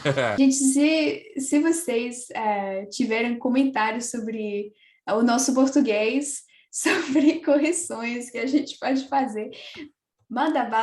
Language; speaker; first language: Portuguese; non-native, fluent; French